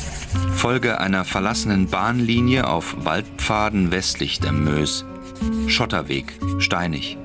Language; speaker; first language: German; native; German